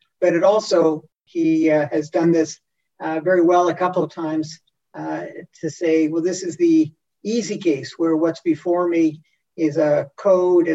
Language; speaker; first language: English; native; English